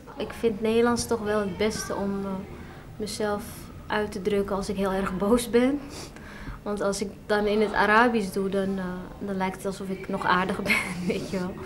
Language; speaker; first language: Dutch; early bilingual, other home language; Arabic